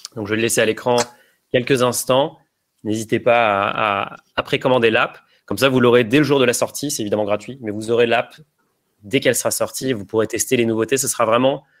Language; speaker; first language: French; native; French